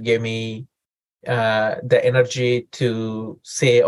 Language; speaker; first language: English; non-native, local second language; Telugu